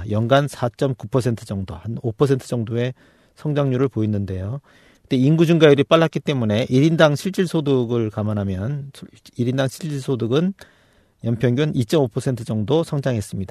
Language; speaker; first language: Korean; native; Korean